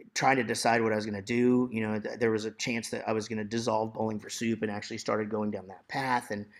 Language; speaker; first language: English; native; English